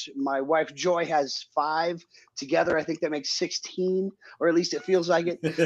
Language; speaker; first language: English; native; English